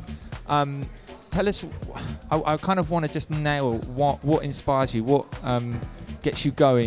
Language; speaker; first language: English; native; English